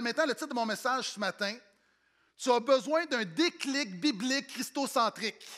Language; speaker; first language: French; native; French